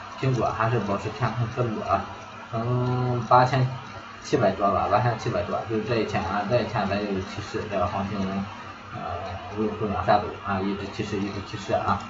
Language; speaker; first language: Chinese; native; Chinese